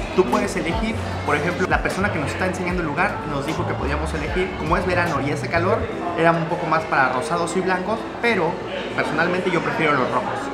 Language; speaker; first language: Spanish; native; Spanish